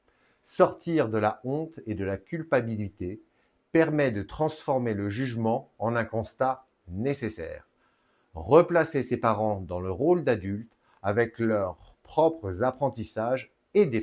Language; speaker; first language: French; native; French